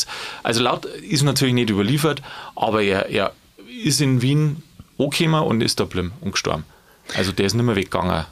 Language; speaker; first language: German; native; German